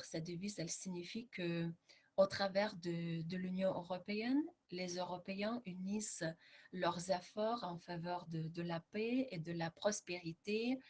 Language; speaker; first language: French; non-native, fluent; Lithuanian